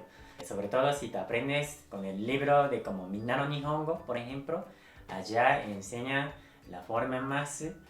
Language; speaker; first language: Spanish; non-native, fluent; Japanese